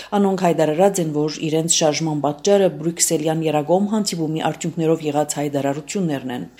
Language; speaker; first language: Armenian; early bilingual, heritage; Armenian